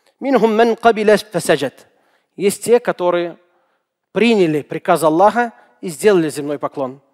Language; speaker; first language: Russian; native; Russian